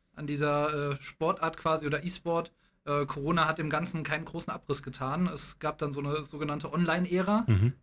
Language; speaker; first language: German; native; German